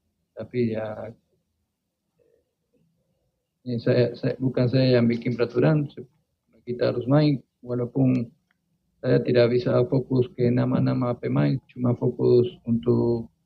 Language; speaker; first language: Indonesian; non-native, fluent; Spanish